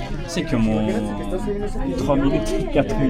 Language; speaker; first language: French; non-native, learner; Spanish